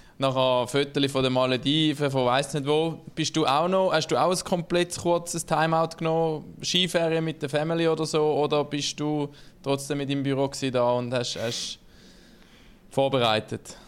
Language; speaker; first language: German; native; German